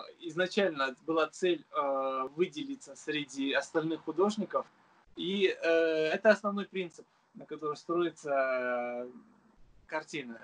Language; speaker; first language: Russian; non-native, local second language; Romanian